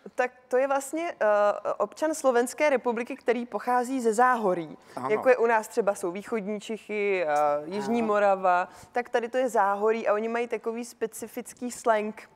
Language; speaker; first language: Czech; native; Czech